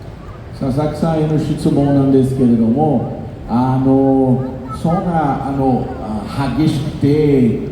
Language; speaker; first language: Japanese; non-native, fluent; Portuguese